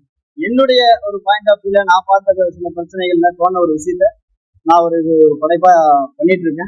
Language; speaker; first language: Tamil; native; Tamil